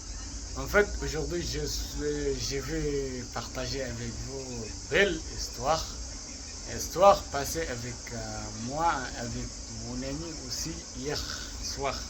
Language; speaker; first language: French; non-native, learner; Arabic